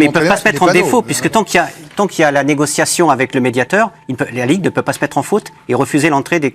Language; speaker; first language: French; native; French